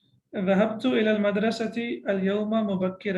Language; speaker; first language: Arabic; non-native, fluent; English